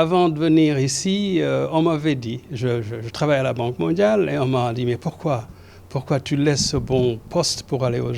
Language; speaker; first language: French; non-native, local second language; Serer